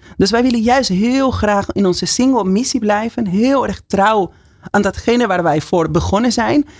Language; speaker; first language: Dutch; non-native, fluent; Spanish